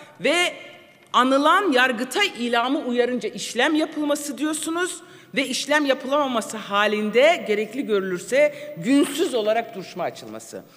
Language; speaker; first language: Turkish; non-native, local second language; Kurdish